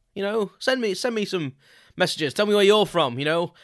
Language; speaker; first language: English; native; English